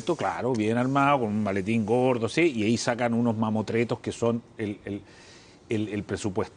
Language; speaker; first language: Spanish; native; Spanish